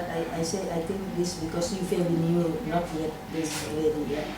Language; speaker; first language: English; non-native, local second language; Indonesian